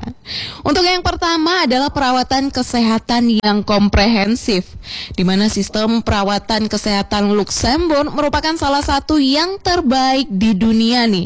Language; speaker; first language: Indonesian; native; Indonesian